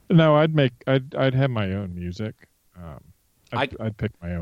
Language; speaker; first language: English; native; English